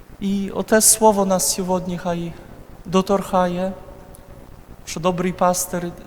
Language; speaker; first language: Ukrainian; non-native, fluent; Polish